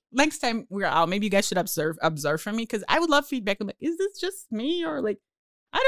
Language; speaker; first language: English; non-native, fluent; Portuguese